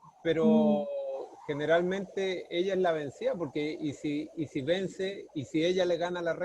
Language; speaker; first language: Spanish; native; Spanish